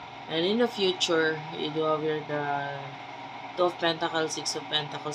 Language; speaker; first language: English; non-native, local second language; Filipino